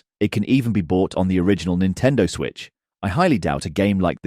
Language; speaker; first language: English; native; English